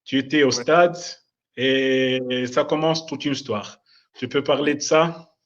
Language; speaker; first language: French; non-native, local second language; Arabic